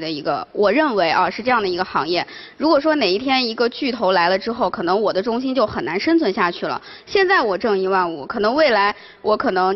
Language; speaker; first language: Chinese; native; Chinese